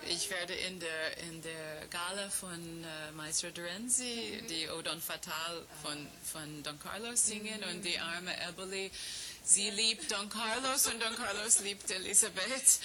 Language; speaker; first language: German; non-native, fluent; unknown